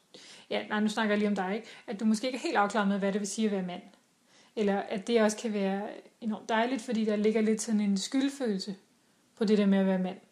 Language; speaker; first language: Danish; native; Danish